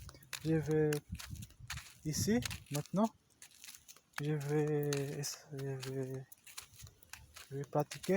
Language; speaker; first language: French; non-native, learner; Portuguese